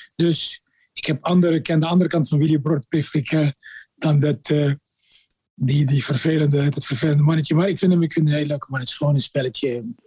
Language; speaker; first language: Dutch; non-native, fluent; Arabic